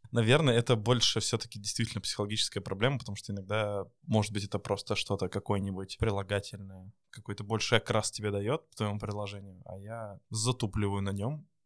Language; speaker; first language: Russian; native; Russian